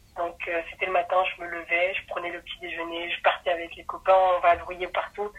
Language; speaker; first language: French; early bilingual, other home language; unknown